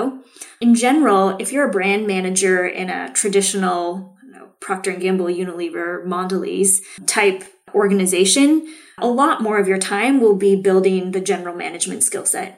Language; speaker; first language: English; native; English